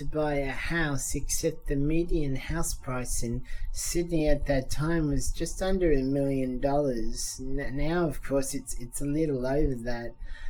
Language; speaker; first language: English; native; English